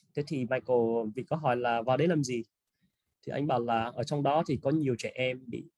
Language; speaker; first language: Vietnamese; native; Vietnamese